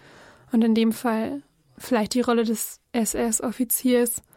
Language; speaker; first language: German; native; German